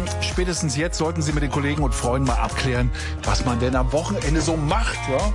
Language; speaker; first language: German; native; German